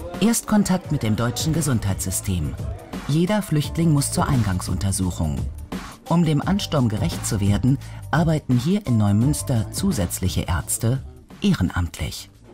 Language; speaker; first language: German; native; German